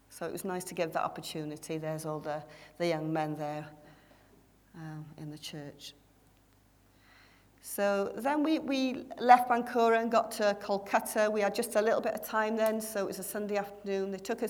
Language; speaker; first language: English; native; English